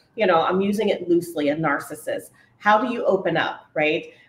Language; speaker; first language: English; native; English